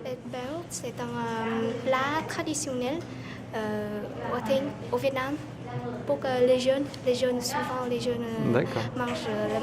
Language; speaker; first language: French; non-native, learner; Vietnamese